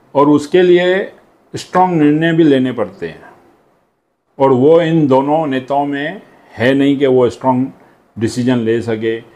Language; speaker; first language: Hindi; non-native, local second language; Sindhi